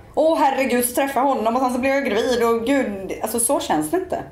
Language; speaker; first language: Swedish; native; Swedish